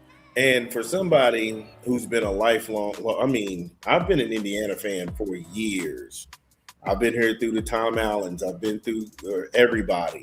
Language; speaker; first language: English; native; English